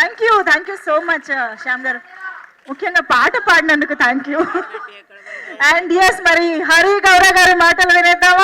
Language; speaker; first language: Telugu; native; Telugu